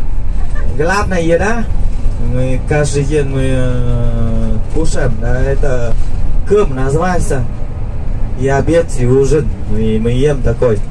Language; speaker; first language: Russian; non-native, learner; Vietnamese